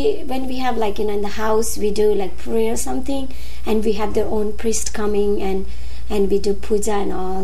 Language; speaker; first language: English; non-native, local second language; Nepali